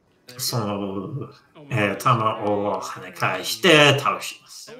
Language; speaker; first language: Japanese; non-native, learner; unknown